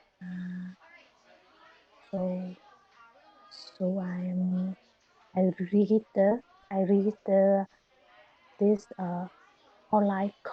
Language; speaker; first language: English; non-native, learner; Vietnamese